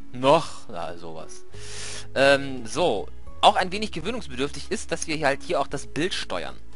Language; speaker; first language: German; native; German